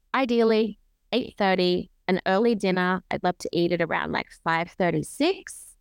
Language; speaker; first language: English; native; English